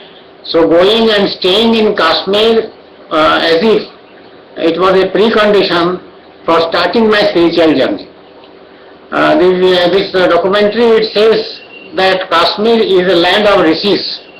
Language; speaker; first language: English; non-native, local second language; Odia